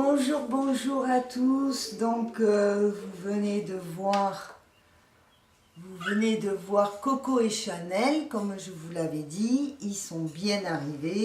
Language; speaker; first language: French; native; French